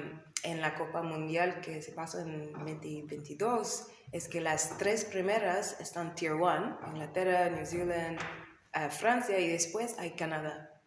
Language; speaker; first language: Spanish; non-native, learner; English